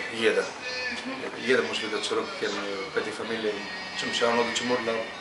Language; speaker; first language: German; non-native, learner; Greek